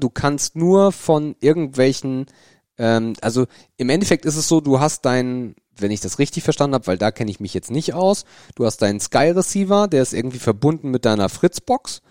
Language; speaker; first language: German; native; German